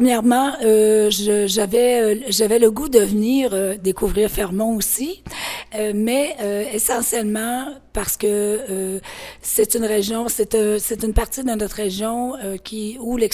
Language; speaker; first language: French; native; French